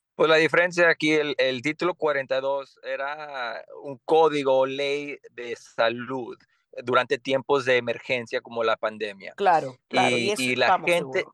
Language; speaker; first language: Spanish; early bilingual, heritage; Spanish